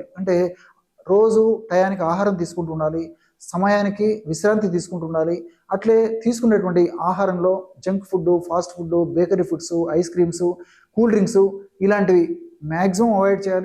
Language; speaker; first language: Telugu; native; Telugu